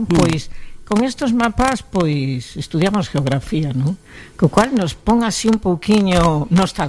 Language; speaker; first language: Galician; native; Galician